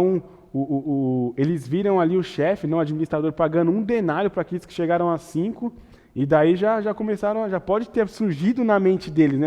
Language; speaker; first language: Portuguese; native; Portuguese